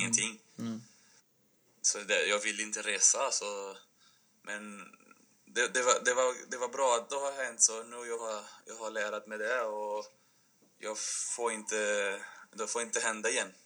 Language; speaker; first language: Swedish; non-native, fluent; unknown